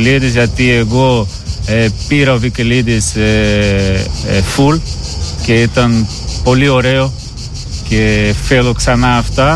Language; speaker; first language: Greek; non-native, learner; Portuguese